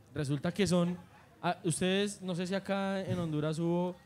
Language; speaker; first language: Spanish; native; Spanish